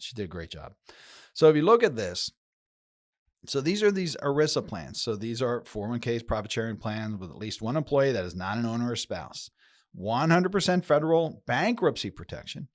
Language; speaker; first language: English; native; English